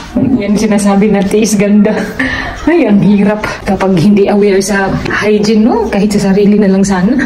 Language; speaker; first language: Filipino; native; Filipino